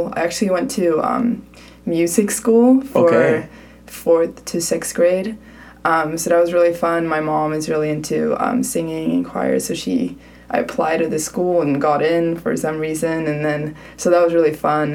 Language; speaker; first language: English; non-native, fluent; Swedish